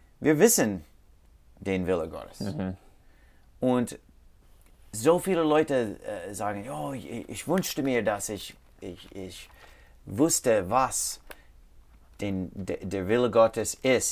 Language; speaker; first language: German; non-native, learner; English